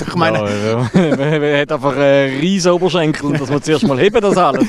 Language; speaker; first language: German; native; German